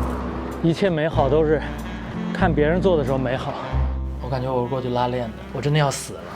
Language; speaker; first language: Chinese; native; Chinese